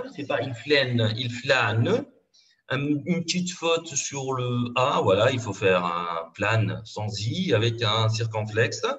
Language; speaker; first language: French; non-native, local second language; Arabic